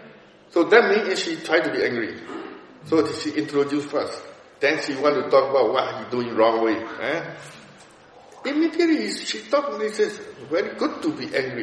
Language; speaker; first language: English; non-native, learner; Burmese